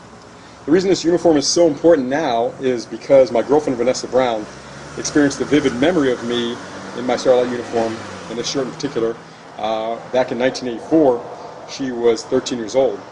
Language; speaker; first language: English; native; English